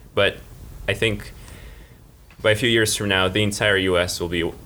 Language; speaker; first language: English; early bilingual, other home language; Russian